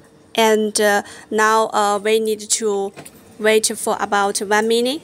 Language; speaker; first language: English; non-native, learner; Chinese